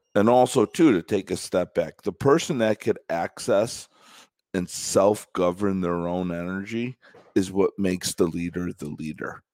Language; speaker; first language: English; native; English